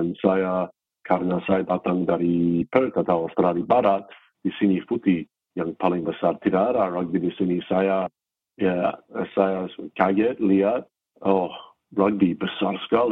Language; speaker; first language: Indonesian; non-native, fluent; English